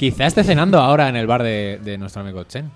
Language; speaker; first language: Spanish; native; Spanish